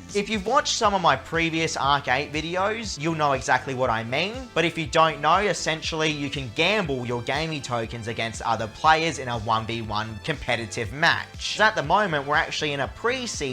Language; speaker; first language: English; native; English